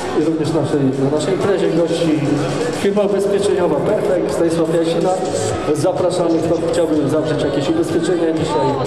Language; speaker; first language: Polish; native; Polish